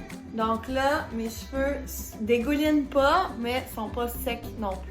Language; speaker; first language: French; native; French